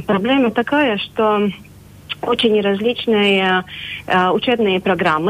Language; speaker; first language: Russian; non-native, local second language; Latvian